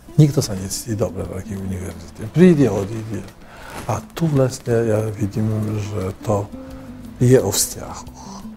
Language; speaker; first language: Slovak; non-native, learner; Polish